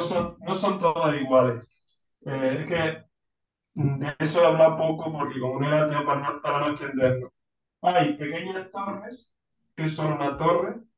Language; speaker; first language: Spanish; native; Spanish